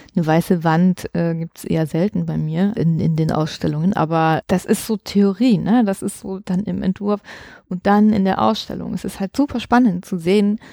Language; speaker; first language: German; native; German